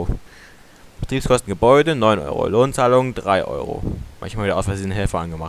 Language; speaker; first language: German; native; German